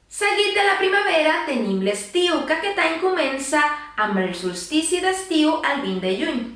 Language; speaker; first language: Catalan; non-native, local second language; Spanish